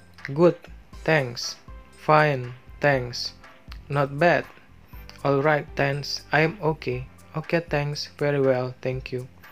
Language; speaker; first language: English; non-native, fluent; Indonesian